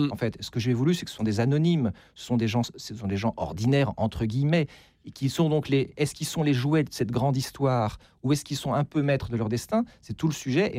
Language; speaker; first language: French; native; French